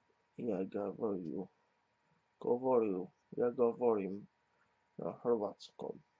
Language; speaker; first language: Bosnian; non-native, learner; English